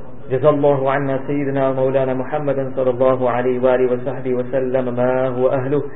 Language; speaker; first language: Arabic; non-native, fluent; English